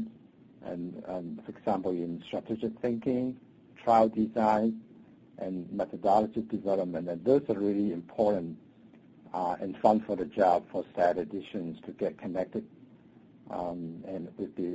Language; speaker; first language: English; non-native, local second language; Cantonese